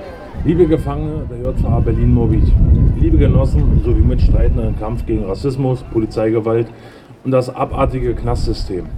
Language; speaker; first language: German; native; German